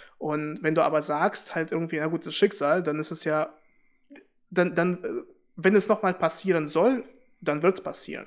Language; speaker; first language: German; early bilingual, other home language; Russian